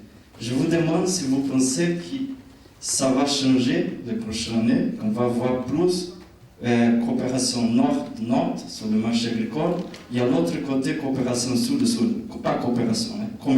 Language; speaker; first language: French; non-native, fluent; Portuguese